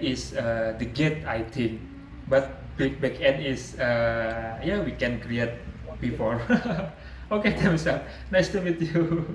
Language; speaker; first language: English; non-native, learner; Indonesian